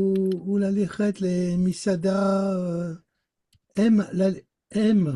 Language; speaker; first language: Hebrew; non-native, learner; French